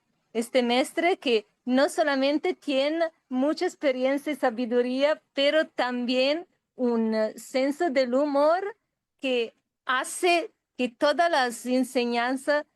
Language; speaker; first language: Spanish; non-native, fluent; Italian